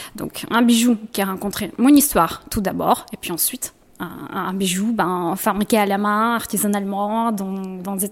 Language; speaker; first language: French; non-native, fluent; Russian